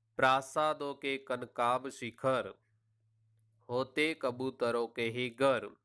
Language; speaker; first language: Hindi; non-native, local second language; Gujarati